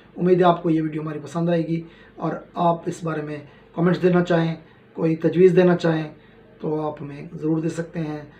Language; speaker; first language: Urdu; non-native, local second language; Punjabi